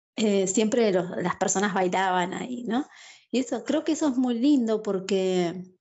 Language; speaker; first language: Spanish; native; Spanish